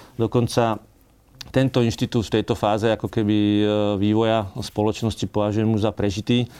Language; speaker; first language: Slovak; native; Slovak